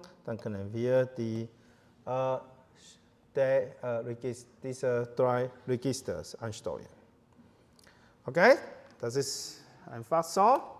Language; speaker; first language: German; non-native, learner; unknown